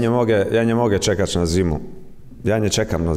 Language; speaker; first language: Polish; non-native, learner; Croatian